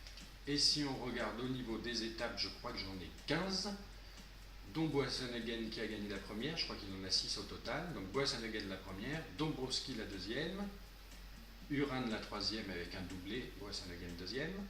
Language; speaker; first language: French; native; French